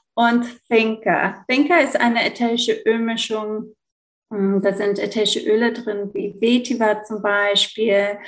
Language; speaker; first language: German; early bilingual, heritage; Greek